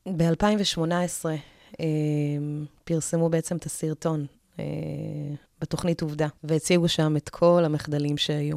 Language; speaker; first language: Hebrew; early bilingual, other home language; Amharic